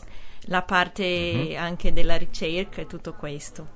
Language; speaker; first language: Italian; non-native, learner; Portuguese